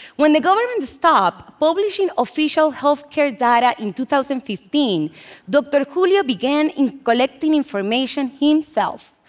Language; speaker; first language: English; non-native, fluent; Spanish